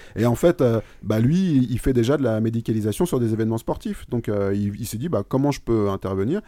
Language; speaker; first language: French; native; French